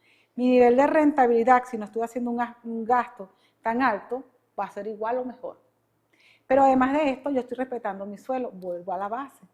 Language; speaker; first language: Spanish; native; Spanish